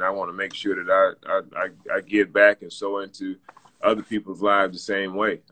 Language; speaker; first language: English; native; English